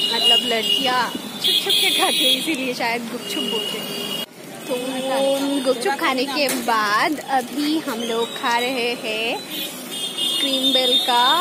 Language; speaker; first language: Hindi; non-native, local second language; Bangla